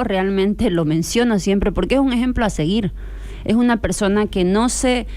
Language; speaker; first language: Spanish; native; Spanish